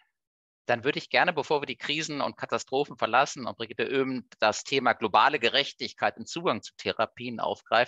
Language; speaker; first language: German; native; German